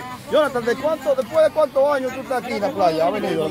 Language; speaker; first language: Spanish; native; Spanish